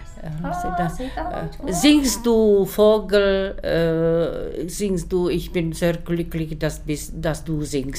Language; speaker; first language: German; non-native, learner; Czech